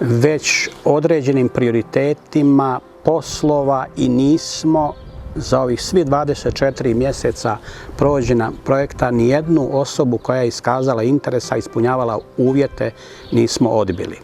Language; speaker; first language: Croatian; native; Croatian